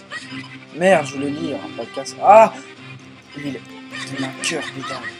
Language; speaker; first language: French; native; French